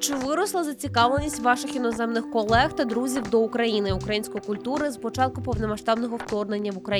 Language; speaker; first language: Ukrainian; native; Ukrainian